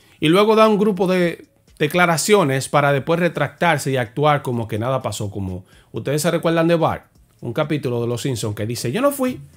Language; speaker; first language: Spanish; native; Spanish